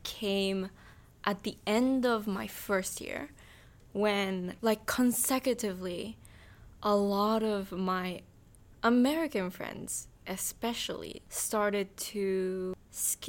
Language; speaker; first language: English; non-native, fluent; Japanese